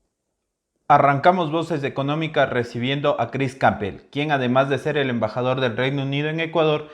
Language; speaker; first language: Spanish; native; Spanish